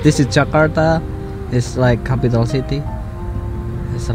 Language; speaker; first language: English; non-native, learner; Javanese